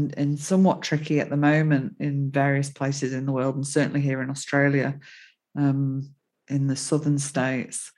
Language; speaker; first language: English; native; English